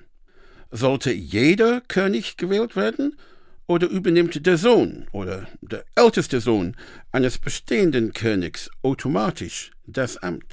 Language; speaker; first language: German; non-native, fluent; English